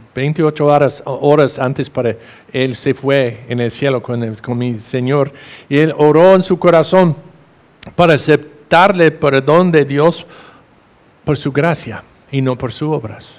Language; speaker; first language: Spanish; non-native, fluent; English